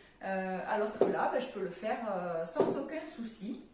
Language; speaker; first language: French; native; French